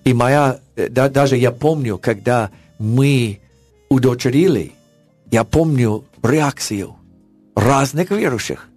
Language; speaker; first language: Russian; non-native, learner; English